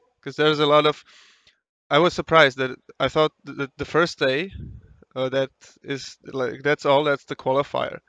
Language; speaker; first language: English; non-native, fluent; Czech